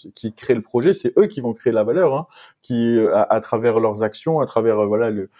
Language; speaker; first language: French; native; French